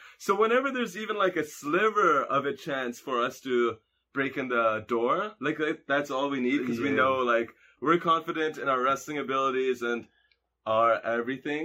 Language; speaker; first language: English; non-native, fluent; Hungarian